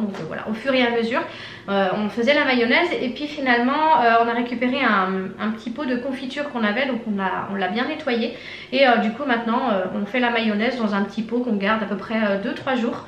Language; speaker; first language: French; native; French